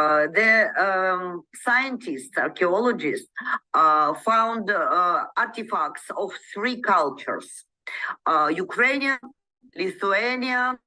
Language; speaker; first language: English; non-native, learner; Ukrainian